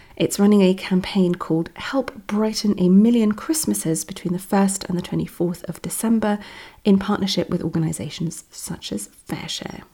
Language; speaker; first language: English; non-native, fluent; German